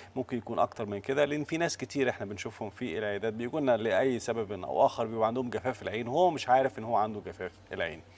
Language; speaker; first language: Arabic; native; Arabic